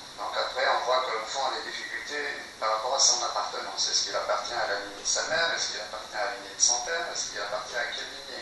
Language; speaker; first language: French; non-native, local second language; Kabyle